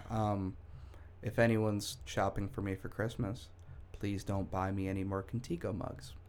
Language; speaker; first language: English; native; English